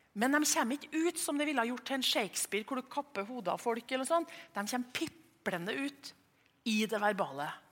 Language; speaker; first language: Norwegian; native; Norwegian